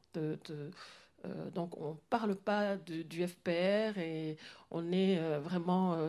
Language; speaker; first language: French; non-native, local second language; Kinyarwanda